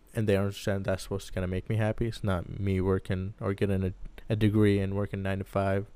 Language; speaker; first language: English; early bilingual, other home language; Arabic